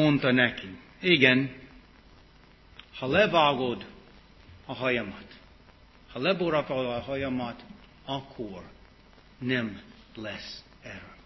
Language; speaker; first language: Hungarian; early bilingual, heritage; English